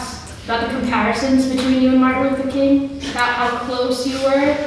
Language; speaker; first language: English; native; English